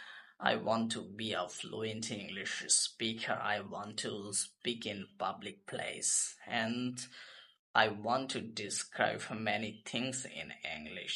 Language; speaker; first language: English; non-native, learner; Bangla